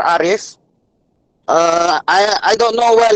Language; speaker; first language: English; non-native, learner; Indonesian